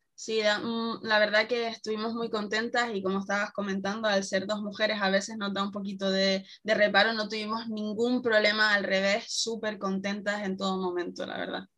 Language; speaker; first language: Spanish; native; Spanish